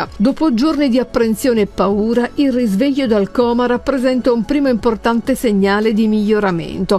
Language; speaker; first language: Italian; native; Italian